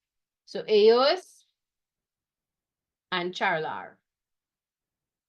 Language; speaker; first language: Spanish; non-native, fluent; English